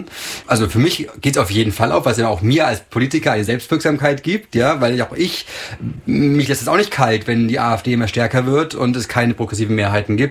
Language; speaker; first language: German; native; German